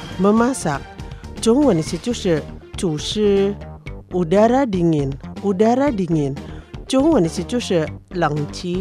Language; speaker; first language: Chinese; non-native, fluent; Indonesian